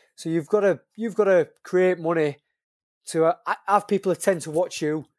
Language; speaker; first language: English; native; English